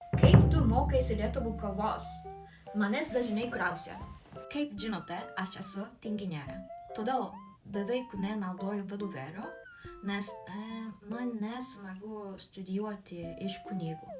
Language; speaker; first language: Lithuanian; non-native, fluent; Japanese